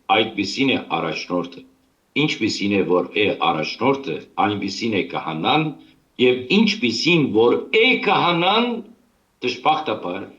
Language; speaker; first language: Armenian; early bilingual, heritage; Armenian